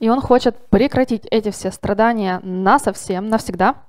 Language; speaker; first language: Russian; native; Russian